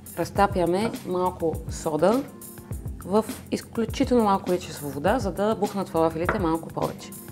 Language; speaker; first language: Bulgarian; early bilingual, other home language; Arabic